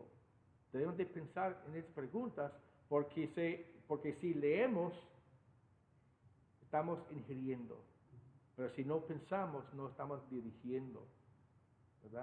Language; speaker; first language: Spanish; non-native, fluent; English